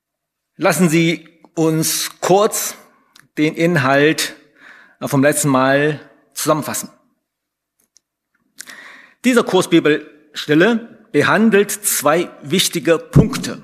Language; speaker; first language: German; non-native, fluent; Chinese